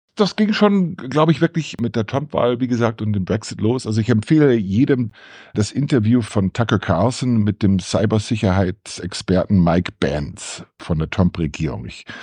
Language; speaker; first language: German; non-native, fluent; English